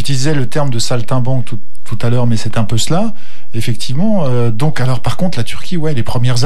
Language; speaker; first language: French; native; French